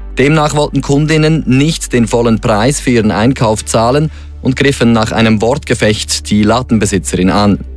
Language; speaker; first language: German; native; German